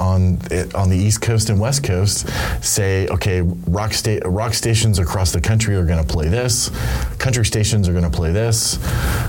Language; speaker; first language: English; native; English